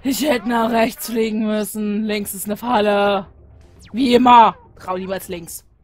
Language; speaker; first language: German; native; German